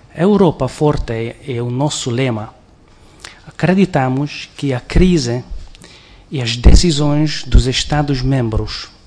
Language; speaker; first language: Portuguese; non-native, fluent; Hungarian